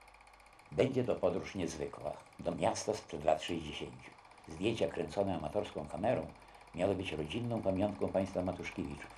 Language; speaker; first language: Polish; native; Polish